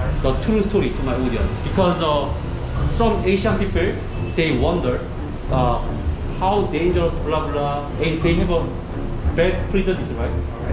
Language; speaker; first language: English; non-native, learner; Korean